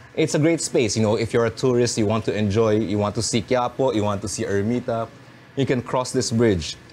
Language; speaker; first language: English; non-native, local second language; Filipino